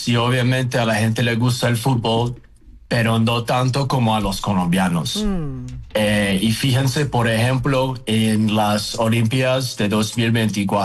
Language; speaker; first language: Spanish; non-native, fluent; Uzbek